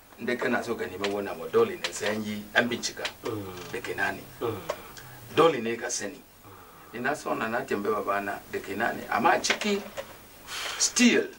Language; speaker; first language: Hausa; non-native, local second language; Ibibio